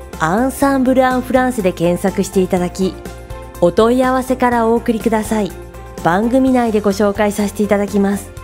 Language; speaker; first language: Japanese; native; Japanese